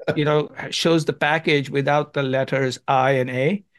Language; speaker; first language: English; non-native, local second language; Gujarati